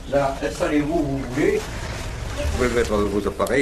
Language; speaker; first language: French; native; French